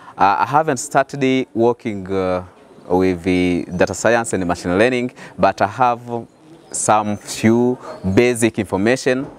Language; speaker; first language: English; non-native, fluent; Rundi